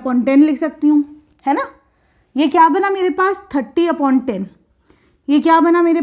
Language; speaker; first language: Hindi; native; Hindi